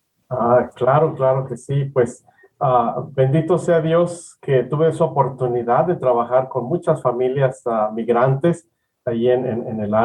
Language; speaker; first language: Spanish; native; Spanish